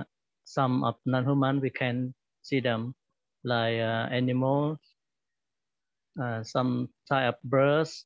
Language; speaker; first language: English; non-native, learner; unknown